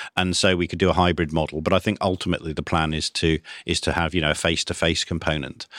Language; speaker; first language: English; native; English